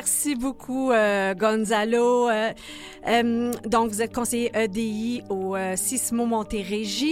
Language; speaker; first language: French; native; French